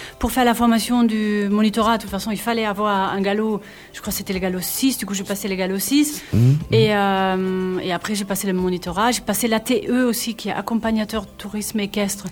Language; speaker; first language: French; non-native, fluent; German